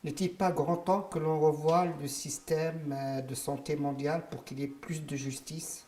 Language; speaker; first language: French; non-native, local second language; Arabic